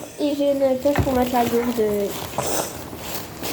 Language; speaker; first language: French; native; French